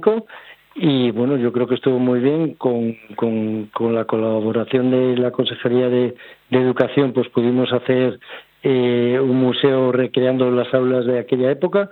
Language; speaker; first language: Spanish; native; Spanish